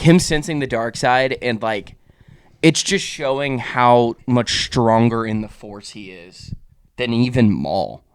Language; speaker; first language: English; native; English